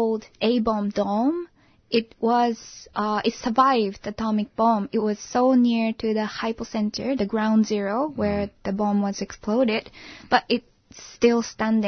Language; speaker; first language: English; non-native, fluent; Japanese